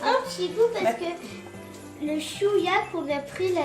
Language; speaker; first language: French; early bilingual, other home language; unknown